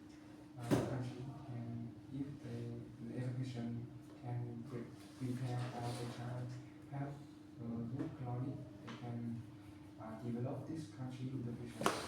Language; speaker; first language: English; non-native, learner; Vietnamese